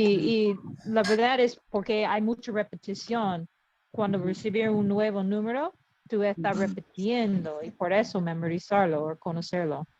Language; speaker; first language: Spanish; non-native, learner; English